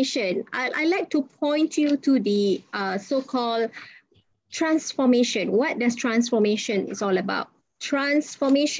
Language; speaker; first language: English; non-native, local second language; Malay